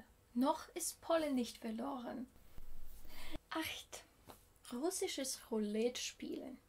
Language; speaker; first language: German; non-native, fluent; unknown